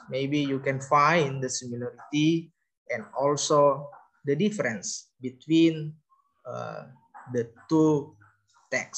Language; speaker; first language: English; non-native, learner; Indonesian